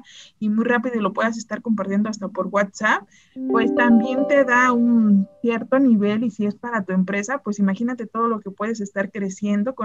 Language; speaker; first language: Spanish; native; Spanish